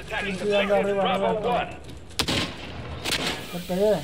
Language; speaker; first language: Spanish; native; Spanish